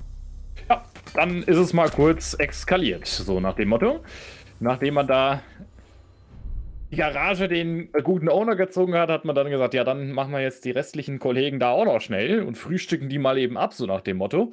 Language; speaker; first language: German; native; German